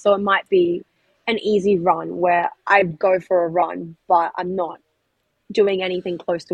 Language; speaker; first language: English; native; English